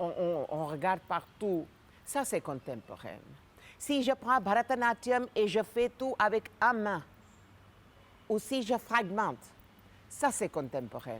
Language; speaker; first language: French; non-native, fluent; Gujarati